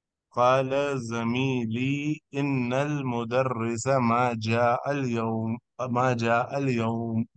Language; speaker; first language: Arabic; non-native, learner; Urdu